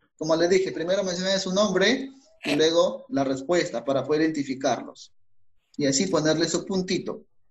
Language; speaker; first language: Spanish; native; Spanish